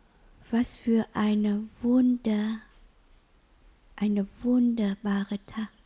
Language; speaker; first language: German; non-native, learner; Vietnamese